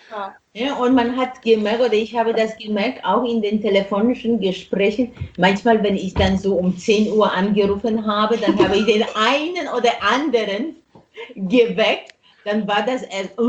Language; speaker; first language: German; non-native, fluent; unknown